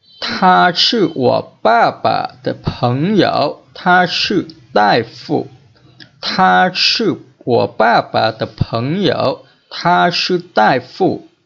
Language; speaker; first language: Chinese; non-native, fluent; Vietnamese